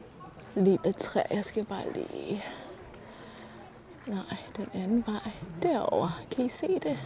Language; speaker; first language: Danish; non-native, fluent; Polish